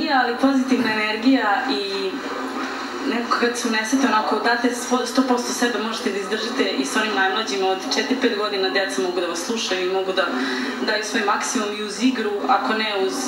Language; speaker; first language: Serbian; native; Serbian